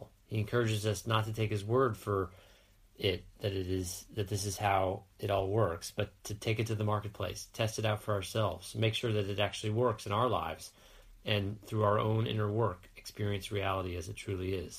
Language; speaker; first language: English; native; English